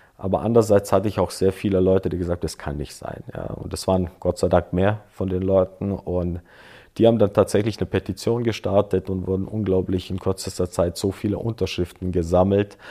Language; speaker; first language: German; early bilingual, other home language; Croatian